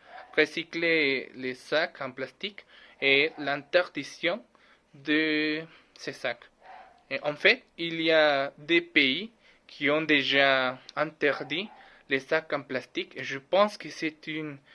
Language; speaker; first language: French; non-native, learner; Spanish